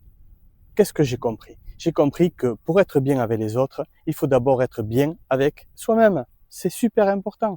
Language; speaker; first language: French; native; French